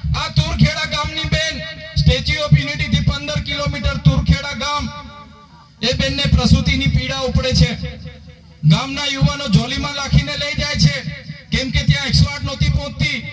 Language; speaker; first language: Gujarati; non-native, local second language; Vasavi